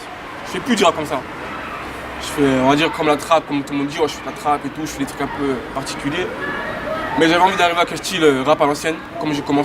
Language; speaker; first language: French; native; French